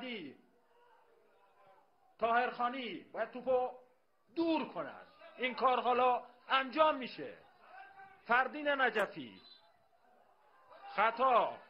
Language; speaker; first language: Persian; native; Persian